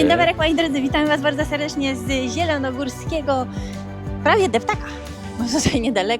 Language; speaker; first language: Polish; native; Polish